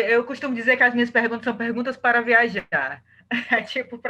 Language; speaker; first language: Portuguese; native; Portuguese